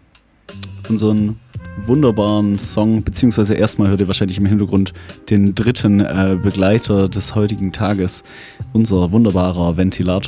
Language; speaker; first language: German; native; German